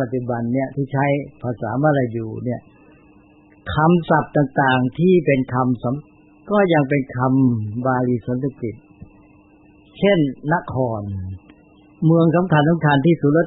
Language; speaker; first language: Thai; native; Thai